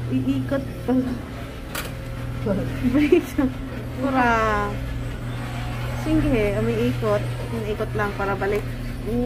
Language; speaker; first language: Korean; non-native, learner; Filipino